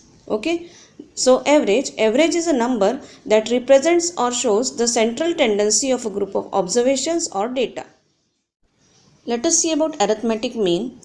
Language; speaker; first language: English; non-native, local second language; Gujarati